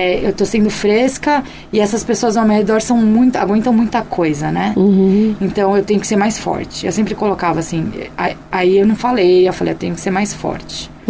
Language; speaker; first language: Portuguese; early bilingual, other home language; Korean